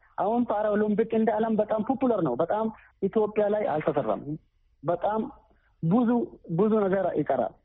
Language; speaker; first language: Amharic; native; Amharic